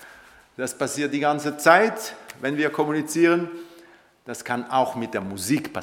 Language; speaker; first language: German; non-native, local second language; French